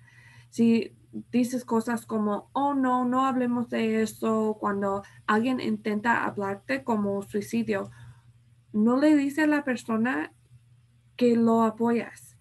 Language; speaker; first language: Spanish; non-native, fluent; English